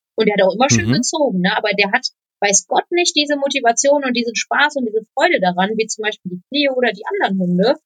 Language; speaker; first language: German; non-native, fluent; Polish